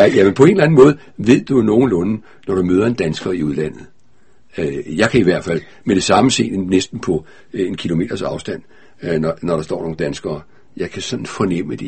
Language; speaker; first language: Danish; native; Danish